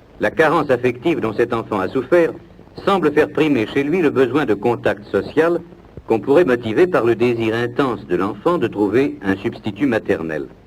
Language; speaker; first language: French; native; French